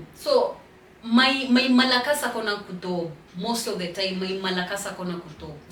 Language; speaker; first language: Filipino; non-native, fluent; Swahili